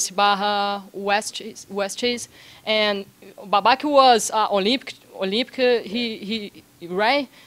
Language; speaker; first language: English; non-native, learner; Portuguese